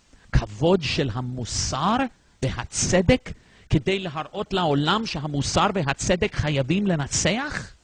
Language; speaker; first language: Hebrew; non-native, fluent; English